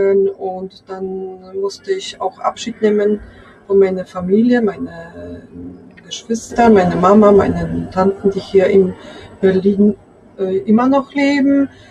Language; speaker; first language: German; non-native, fluent; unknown